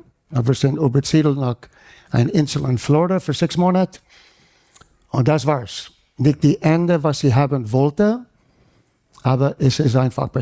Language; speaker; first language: German; non-native, fluent; English